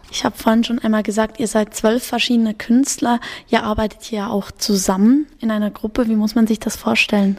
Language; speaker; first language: German; native; German